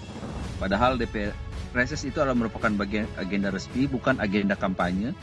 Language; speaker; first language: Indonesian; non-native, local second language; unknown